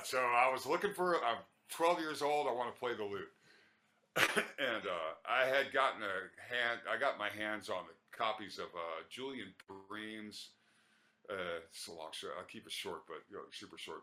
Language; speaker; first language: English; native; English